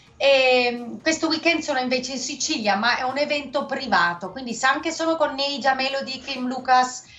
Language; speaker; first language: Italian; non-native, fluent; Dutch